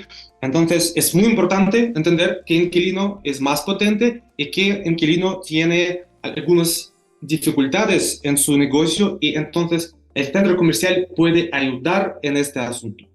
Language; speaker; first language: Spanish; non-native, fluent; Russian